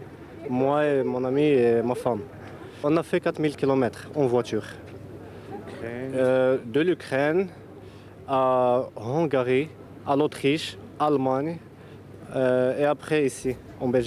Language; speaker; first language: French; non-native, learner; Arabic